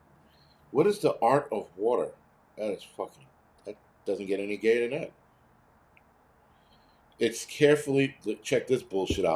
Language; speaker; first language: English; native; English